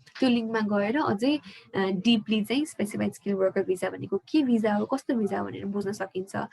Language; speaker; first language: Nepali; native; Nepali